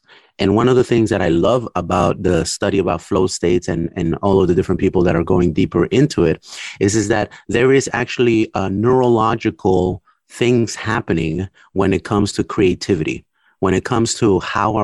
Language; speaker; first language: English; early bilingual, other home language; Spanish